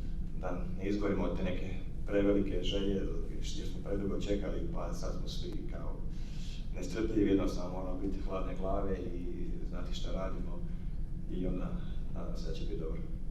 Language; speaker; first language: Croatian; native; Croatian